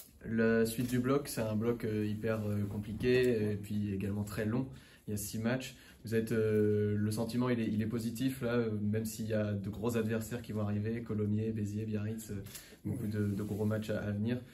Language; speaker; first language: French; native; French